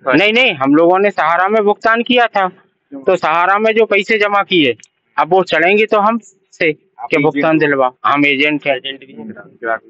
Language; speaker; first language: Hindi; native; Hindi